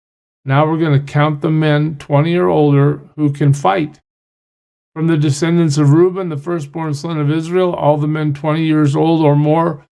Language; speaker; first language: English; native; English